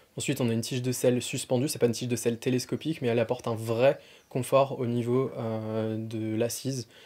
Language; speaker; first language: French; native; French